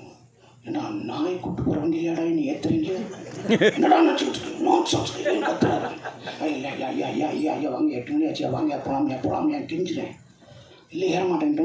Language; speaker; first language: Tamil; native; Tamil